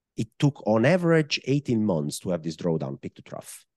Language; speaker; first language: English; non-native, fluent; Italian